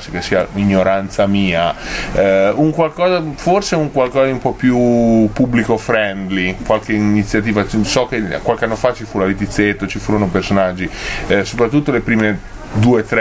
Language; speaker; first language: Italian; native; Italian